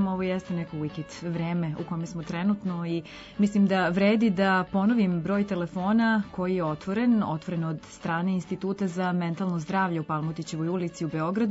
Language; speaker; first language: Serbian; native; Serbian